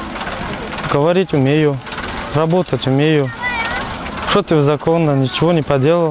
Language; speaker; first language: Russian; non-native, learner; Tajik